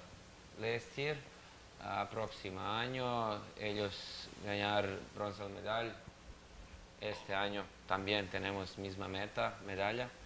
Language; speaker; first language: Spanish; non-native, learner; Serbian